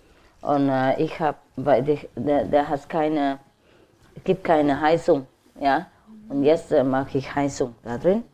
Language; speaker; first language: German; non-native, learner; Vietnamese